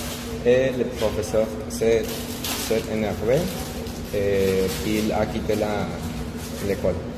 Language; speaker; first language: French; non-native, learner; Spanish